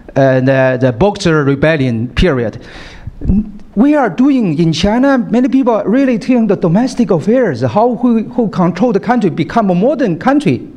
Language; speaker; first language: English; non-native, fluent; Chinese